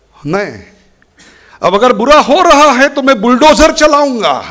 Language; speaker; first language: Hindi; non-native, local second language; Marathi